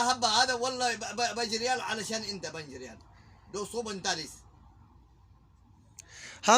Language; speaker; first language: Arabic; non-native, learner; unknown